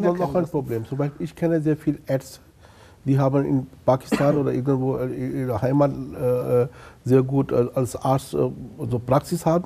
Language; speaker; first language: German; non-native, fluent; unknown